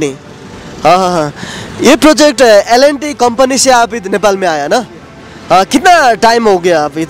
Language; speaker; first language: Hindi; non-native, local second language; Nepali